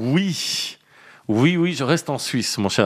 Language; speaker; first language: French; native; French